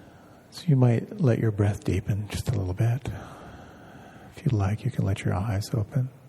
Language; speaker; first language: English; native; English